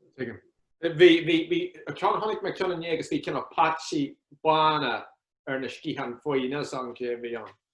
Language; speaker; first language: Irish; non-native, local second language; English